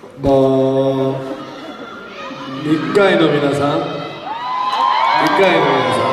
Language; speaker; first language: Japanese; non-native, learner; Korean